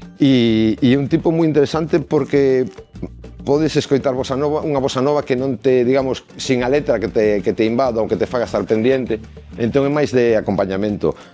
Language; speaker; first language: Galician; non-native, local second language; Spanish